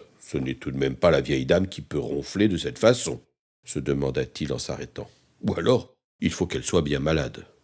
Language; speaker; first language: French; native; French